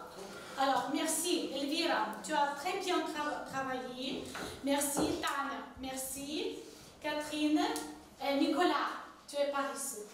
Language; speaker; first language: French; non-native, fluent; Ukrainian